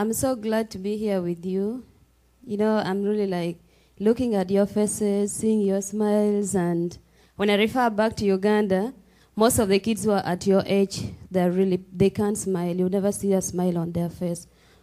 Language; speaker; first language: English; non-native, local second language; Acoli